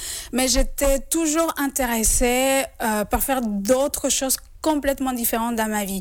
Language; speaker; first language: French; non-native, fluent; Spanish